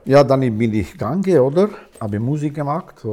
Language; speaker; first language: German; non-native, learner; Albanian